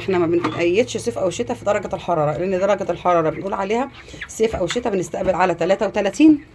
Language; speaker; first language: Arabic; native; Arabic